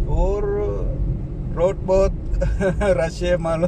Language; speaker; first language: Hindi; non-native, learner; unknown